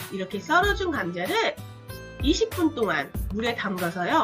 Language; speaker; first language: Korean; native; Korean